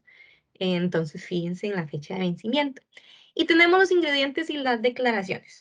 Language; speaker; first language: Spanish; native; Spanish